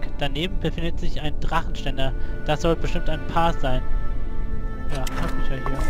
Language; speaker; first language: German; native; German